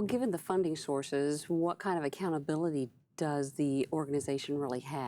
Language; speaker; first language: English; native; English